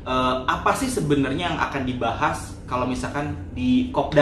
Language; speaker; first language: Indonesian; native; Indonesian